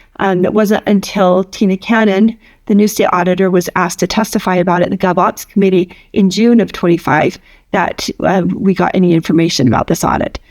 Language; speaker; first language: English; native; English